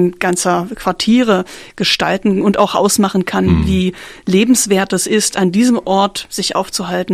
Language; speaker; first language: German; native; German